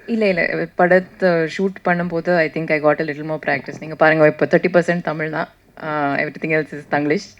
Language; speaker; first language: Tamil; non-native, learner; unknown